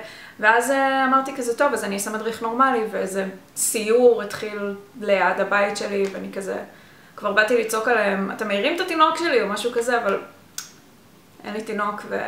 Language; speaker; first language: Hebrew; native; Hebrew